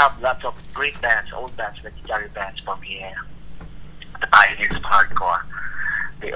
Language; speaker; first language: English; non-native, local second language; Filipino